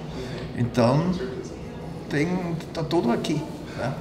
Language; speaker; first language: Portuguese; non-native, fluent; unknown